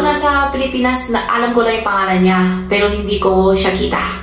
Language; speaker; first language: Filipino; non-native, learner; Chinese